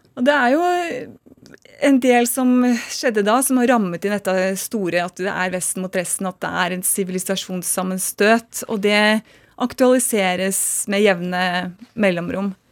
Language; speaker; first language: Norwegian; native; Norwegian